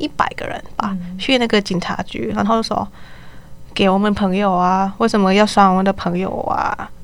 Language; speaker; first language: Chinese; non-native, learner; Thai